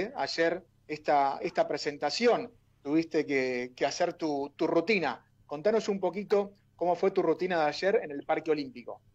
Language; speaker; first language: Spanish; native; Spanish